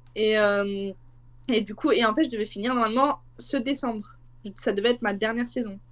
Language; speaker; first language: French; native; French